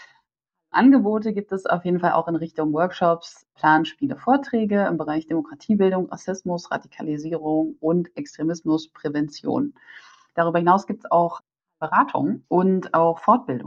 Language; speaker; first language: German; native; German